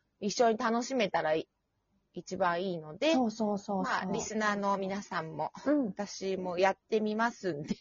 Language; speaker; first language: Japanese; native; Japanese